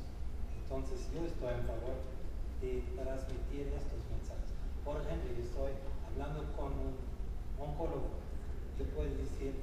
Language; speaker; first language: Spanish; non-native, fluent; German